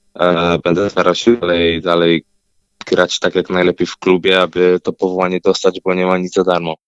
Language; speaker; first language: Polish; early bilingual, heritage; Polish